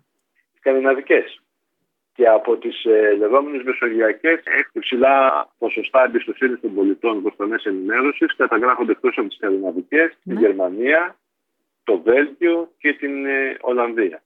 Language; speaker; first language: Greek; native; Greek